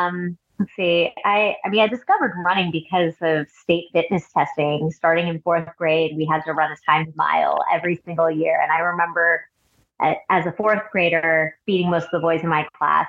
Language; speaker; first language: English; native; English